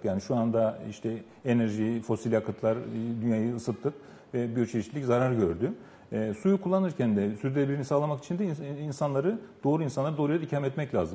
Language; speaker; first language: Turkish; native; Turkish